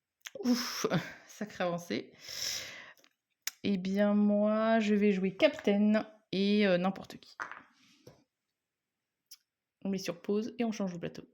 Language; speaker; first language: French; native; French